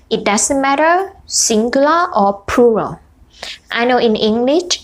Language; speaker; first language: English; non-native, fluent; Thai